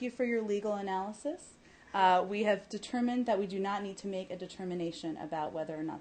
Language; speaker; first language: English; native; English